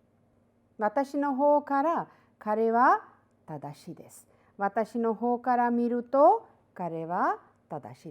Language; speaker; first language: Japanese; non-native, fluent; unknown